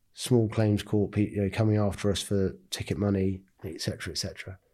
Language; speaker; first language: English; native; English